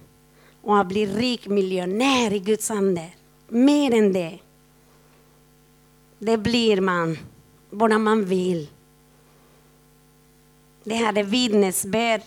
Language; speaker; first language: Swedish; non-native, fluent; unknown